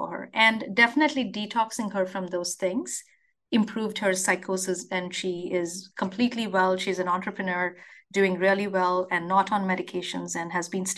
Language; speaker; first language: English; non-native, local second language; Telugu